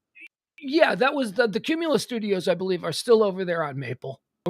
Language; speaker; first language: English; native; English